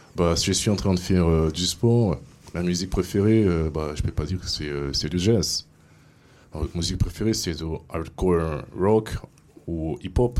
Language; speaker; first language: French; non-native, fluent; Portuguese